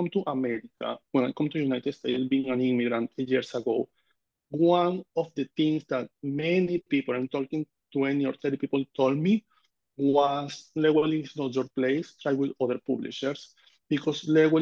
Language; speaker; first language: English; non-native, fluent; Spanish